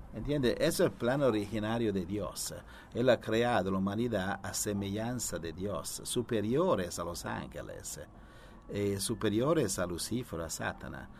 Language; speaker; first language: Spanish; non-native, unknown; Italian